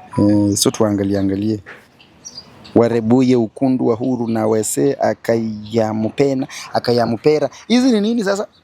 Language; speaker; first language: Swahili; native; Swahili